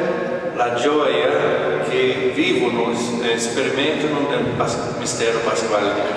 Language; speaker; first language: Italian; non-native, fluent; Portuguese